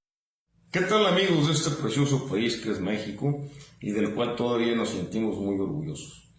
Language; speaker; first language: Spanish; native; Spanish